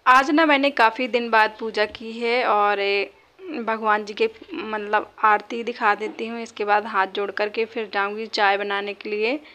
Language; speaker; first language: Hindi; native; Hindi